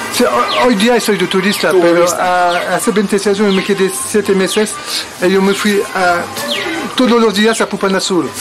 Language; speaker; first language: Spanish; non-native, learner; French